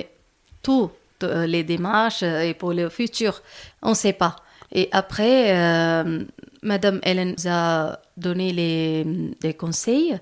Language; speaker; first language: French; non-native, learner; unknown